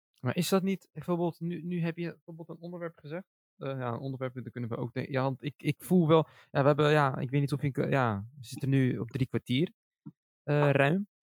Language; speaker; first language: Dutch; early bilingual, other home language; Arabic